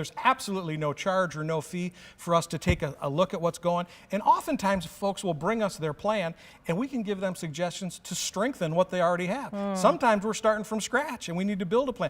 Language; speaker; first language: English; native; English